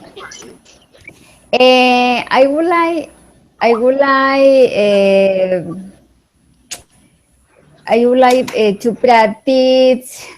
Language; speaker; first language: English; non-native, learner; Spanish